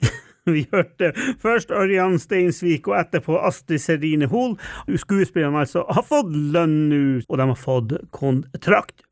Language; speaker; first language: Norwegian; native; Norwegian